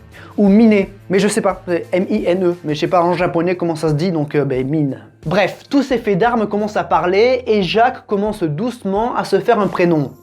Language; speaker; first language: French; native; French